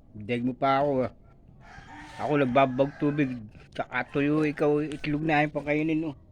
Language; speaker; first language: Filipino; native; Filipino